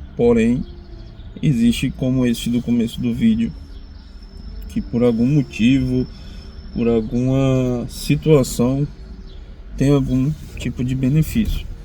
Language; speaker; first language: Portuguese; native; Portuguese